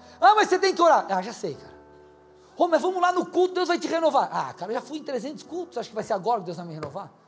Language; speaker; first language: Portuguese; native; Portuguese